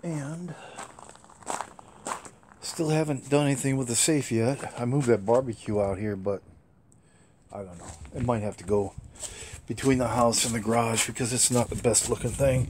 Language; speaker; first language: English; native; English